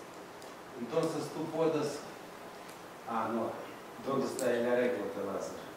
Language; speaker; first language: Spanish; non-native, fluent; Russian